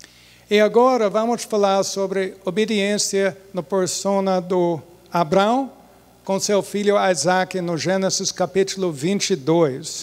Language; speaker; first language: Portuguese; non-native, fluent; English